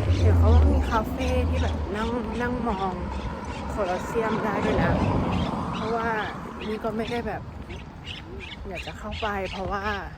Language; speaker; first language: Thai; native; Thai